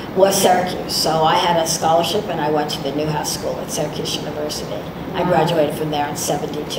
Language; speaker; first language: English; native; English